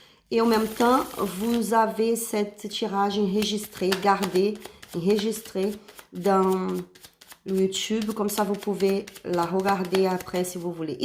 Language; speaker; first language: French; non-native, learner; Spanish